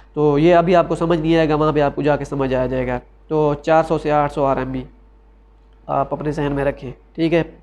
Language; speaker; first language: Urdu; non-native, local second language; Saraiki